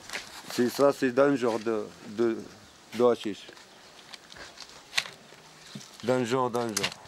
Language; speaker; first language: French; non-native, learner; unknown